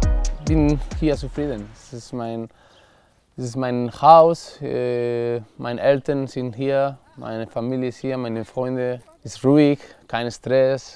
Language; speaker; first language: German; non-native, learner; Spanish